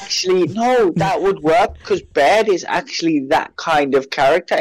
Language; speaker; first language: English; native; English